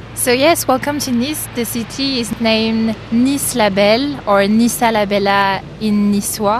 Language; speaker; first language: English; non-native, fluent; French